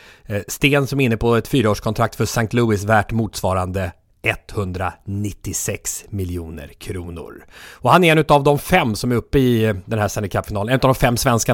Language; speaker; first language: Swedish; native; Swedish